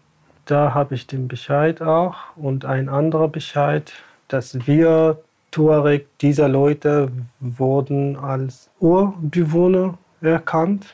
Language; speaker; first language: German; non-native, fluent; Tamasheq